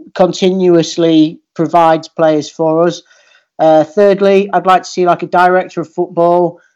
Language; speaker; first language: English; native; English